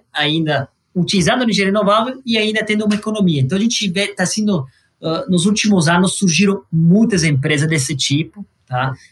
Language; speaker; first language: Portuguese; non-native, fluent; Italian